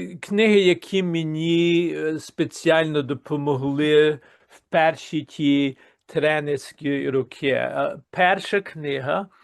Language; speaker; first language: Ukrainian; early bilingual, heritage; Ukrainian